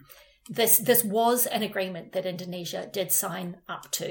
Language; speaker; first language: English; native; English